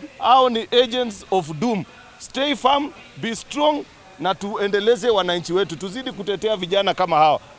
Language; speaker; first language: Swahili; non-native, local second language; Kalenjin